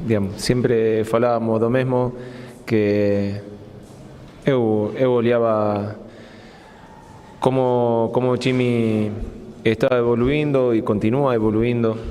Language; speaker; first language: Portuguese; non-native, fluent; Spanish